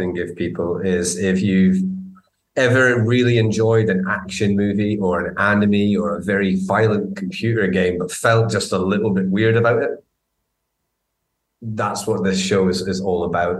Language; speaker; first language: English; native; English